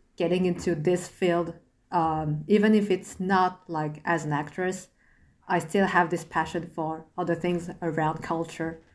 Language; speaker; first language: English; non-native, fluent; French